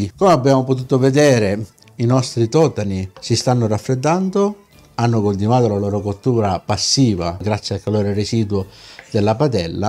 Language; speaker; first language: Italian; native; Italian